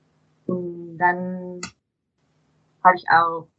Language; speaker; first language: German; non-native, fluent; Spanish